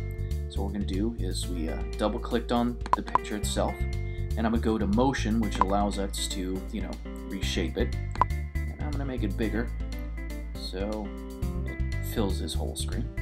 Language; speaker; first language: English; native; English